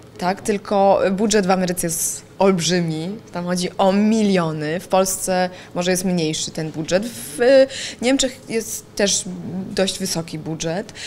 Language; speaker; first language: Polish; early bilingual, heritage; Polish